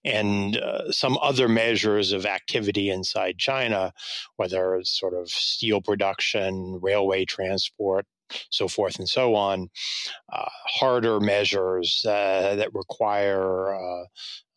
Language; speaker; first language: English; native; English